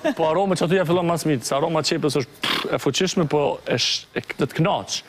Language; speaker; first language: Albanian; early bilingual, heritage; Albanian